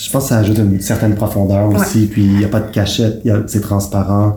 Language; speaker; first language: French; native; French